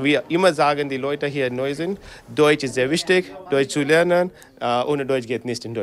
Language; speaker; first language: German; non-native, learner; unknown